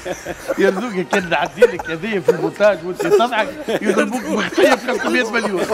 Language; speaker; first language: Arabic; native; Arabic